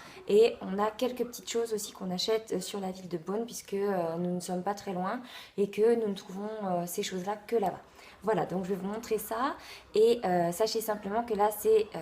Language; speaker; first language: French; native; French